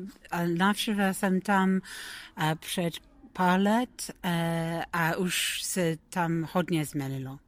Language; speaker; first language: Czech; non-native, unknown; English